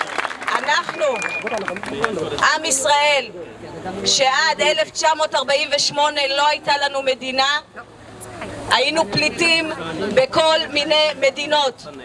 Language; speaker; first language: Hebrew; early bilingual, other home language; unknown